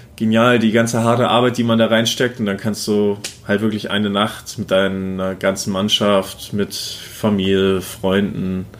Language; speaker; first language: German; native; German